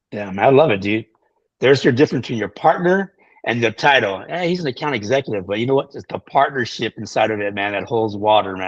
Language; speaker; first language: English; native; English